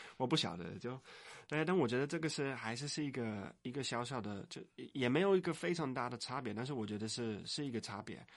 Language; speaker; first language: Chinese; non-native, fluent; Dutch